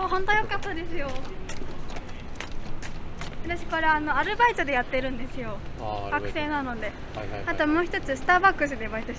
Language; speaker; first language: Japanese; native; Japanese